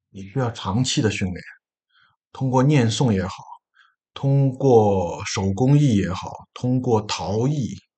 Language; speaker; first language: Chinese; native; Chinese